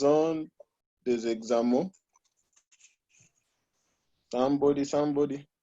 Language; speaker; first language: French; non-native, fluent; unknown